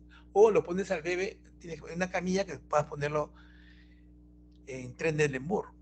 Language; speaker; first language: Spanish; native; Spanish